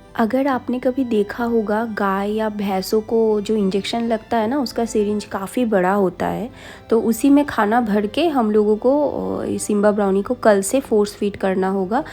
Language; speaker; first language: Hindi; non-native, local second language; Bangla